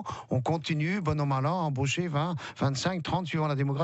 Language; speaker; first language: French; native; French